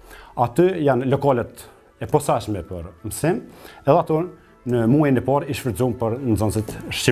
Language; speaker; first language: Albanian; native; Albanian